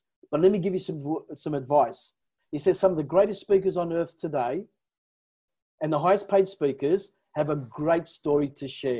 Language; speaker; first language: English; non-native, local second language; Italian